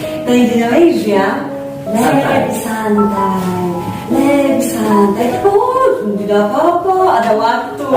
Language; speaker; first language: Indonesian; non-native, fluent; Polish